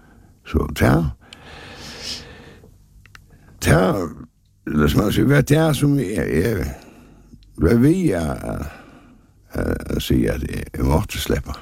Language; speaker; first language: Danish; non-native, local second language; Faroese